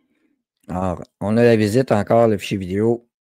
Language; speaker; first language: French; native; French